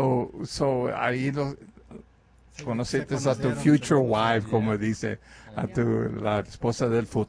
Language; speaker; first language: Spanish; early bilingual, other home language; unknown